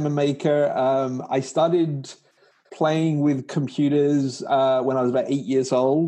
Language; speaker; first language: English; native; English